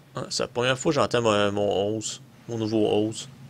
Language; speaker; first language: French; native; French